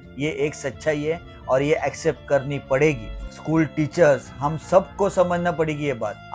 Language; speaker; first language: Hindi; non-native, local second language; Marathi